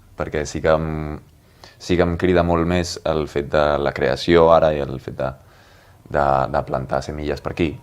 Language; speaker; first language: Catalan; native; Catalan